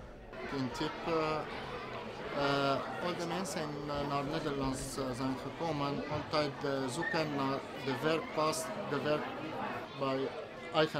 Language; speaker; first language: Dutch; non-native, learner; Arabic